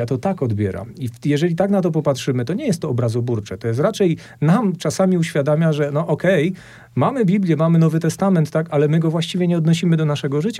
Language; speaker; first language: Polish; native; Polish